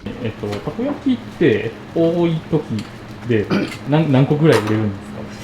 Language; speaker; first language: Japanese; native; Japanese